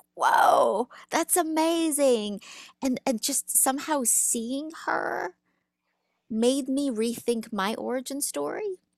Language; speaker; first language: English; early bilingual, other home language; Russian